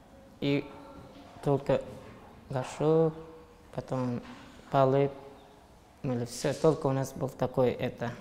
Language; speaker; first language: Russian; non-native, local second language; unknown